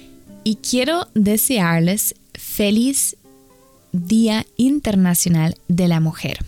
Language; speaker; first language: Spanish; non-native, fluent; German